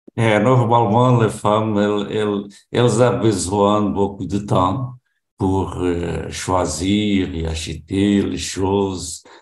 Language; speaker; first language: French; non-native, learner; Portuguese